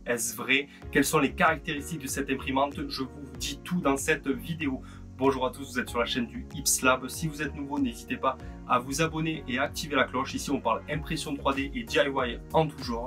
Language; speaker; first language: French; native; French